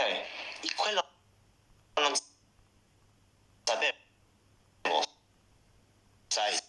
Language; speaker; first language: Italian; non-native, fluent; English